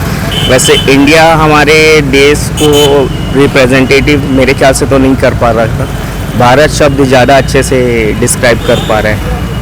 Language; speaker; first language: Hindi; native; Hindi